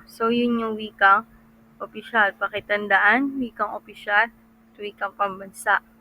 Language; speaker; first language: Filipino; non-native, local second language; Cebuano